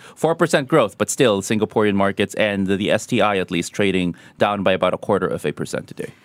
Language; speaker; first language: English; non-native, local second language; Filipino